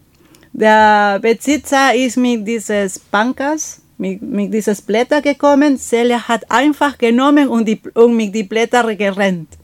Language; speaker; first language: German; non-native, fluent; Spanish